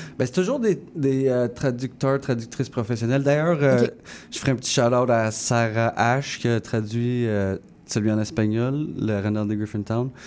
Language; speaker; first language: French; non-native, local second language; English